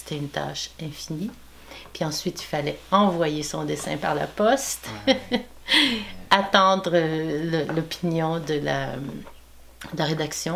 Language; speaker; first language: French; native; French